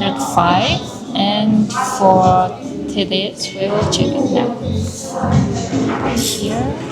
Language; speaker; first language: English; non-native, learner; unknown